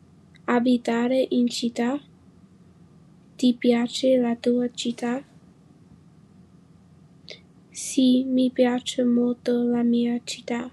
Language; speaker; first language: Italian; non-native, learner; English